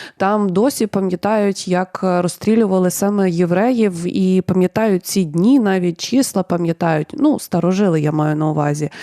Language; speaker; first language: Ukrainian; native; Ukrainian